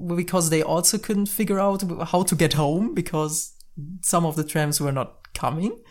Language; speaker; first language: English; non-native, fluent; German